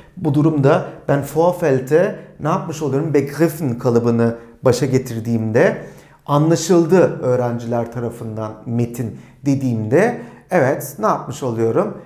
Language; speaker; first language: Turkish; native; Turkish